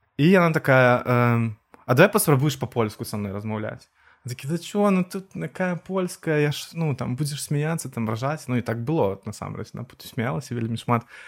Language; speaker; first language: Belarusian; non-native, local second language; Russian